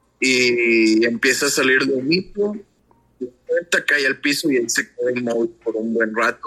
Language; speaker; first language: Spanish; native; Spanish